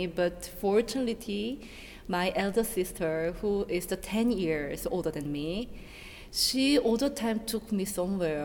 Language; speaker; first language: English; non-native, learner; Korean